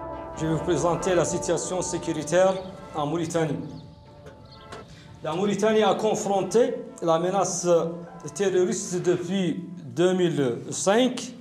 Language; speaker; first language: French; non-native, local second language; Arabic